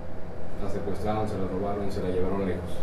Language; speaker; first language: Spanish; native; Spanish